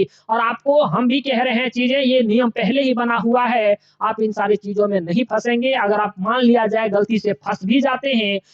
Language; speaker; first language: Hindi; native; Hindi